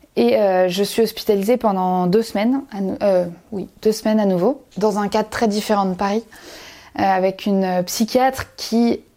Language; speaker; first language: French; native; French